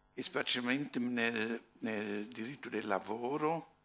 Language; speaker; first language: Italian; non-native, fluent; German